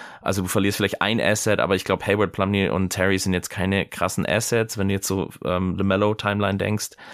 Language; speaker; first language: German; early bilingual, other home language; English